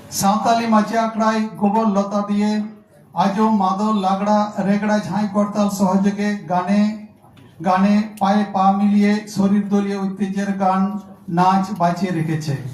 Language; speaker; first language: Bangla; non-native, local second language; Santali